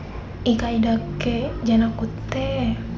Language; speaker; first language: Japanese; non-native, learner; Indonesian